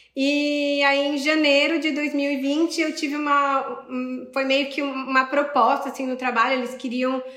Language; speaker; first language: Portuguese; native; Portuguese